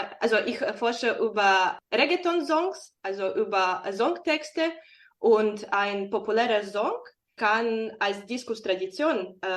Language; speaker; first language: German; non-native, fluent; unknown